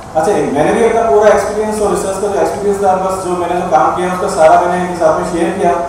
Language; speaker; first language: Hindi; native; Hindi